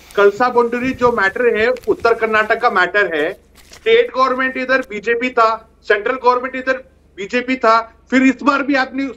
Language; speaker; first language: Hindi; non-native, local second language; Kannada